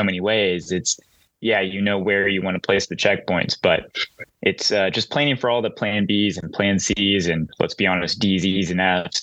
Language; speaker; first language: English; native; English